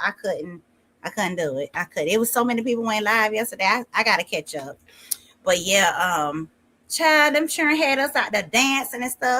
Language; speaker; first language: English; native; English